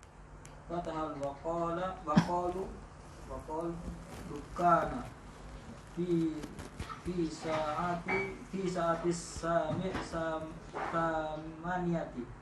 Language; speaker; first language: Arabic; non-native, learner; Indonesian